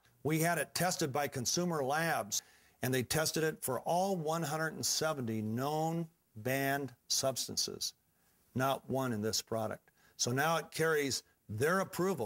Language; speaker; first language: English; native; English